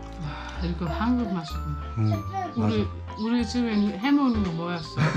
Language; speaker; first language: Korean; non-native, fluent; Uzbek